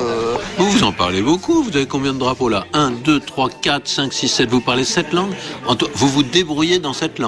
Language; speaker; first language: French; native; French